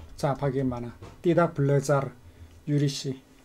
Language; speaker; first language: Korean; native; Korean